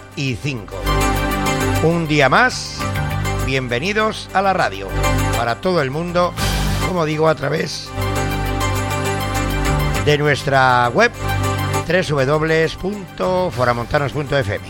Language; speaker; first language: Spanish; native; Spanish